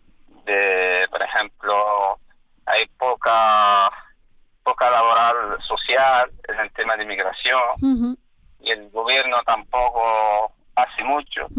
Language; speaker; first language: Spanish; non-native, fluent; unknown